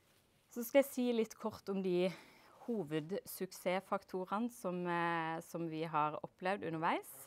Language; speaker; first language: Norwegian; native; Norwegian